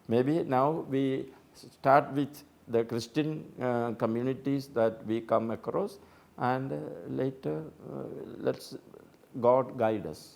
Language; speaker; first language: English; non-native, local second language; Malayalam